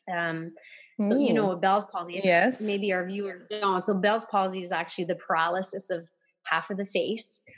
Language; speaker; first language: English; non-native, fluent; French